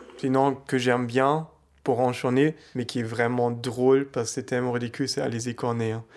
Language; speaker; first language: French; non-native, fluent; German